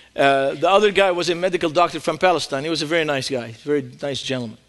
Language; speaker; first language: English; non-native, fluent; Arabic